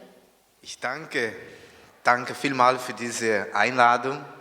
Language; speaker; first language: German; non-native, fluent; Portuguese